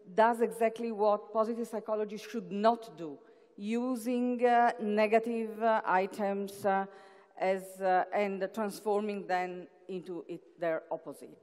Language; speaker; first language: English; non-native, fluent; Italian